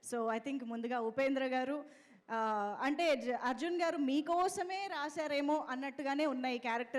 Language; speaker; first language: Telugu; native; Telugu